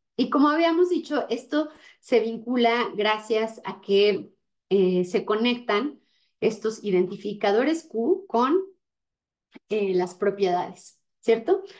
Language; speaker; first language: Spanish; native; Spanish